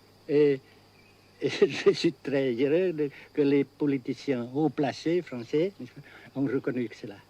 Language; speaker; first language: French; non-native, fluent; Vietnamese